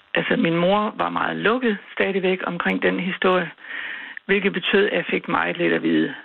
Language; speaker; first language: Danish; native; Danish